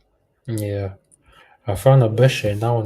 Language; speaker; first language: English; early bilingual, heritage; Arabic